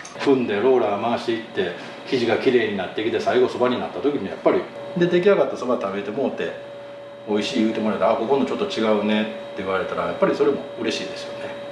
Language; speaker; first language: Japanese; native; Japanese